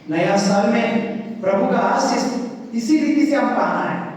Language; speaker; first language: Hindi; non-native, local second language; Telugu